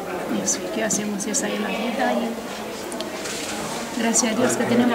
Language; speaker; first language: Spanish; non-native, learner; Romanian